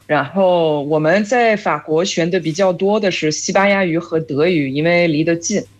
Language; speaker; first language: Chinese; non-native, fluent; French